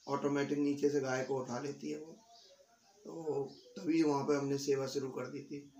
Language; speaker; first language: Hindi; native; Hindi